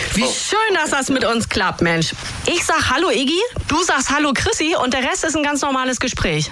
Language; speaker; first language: German; native; German